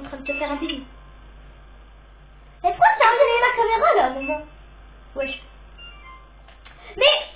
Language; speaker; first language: French; native; French